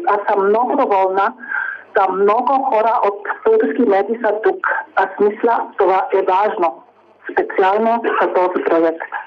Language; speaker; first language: Bulgarian; non-native, learner; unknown